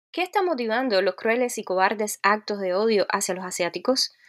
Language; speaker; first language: Spanish; non-native, learner; Korean